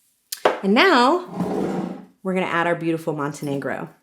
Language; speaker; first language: English; native; English